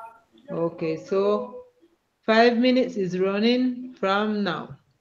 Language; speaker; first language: English; non-native, learner; Spanish